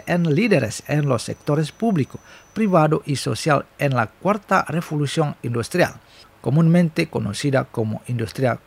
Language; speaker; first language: Spanish; non-native, fluent; Indonesian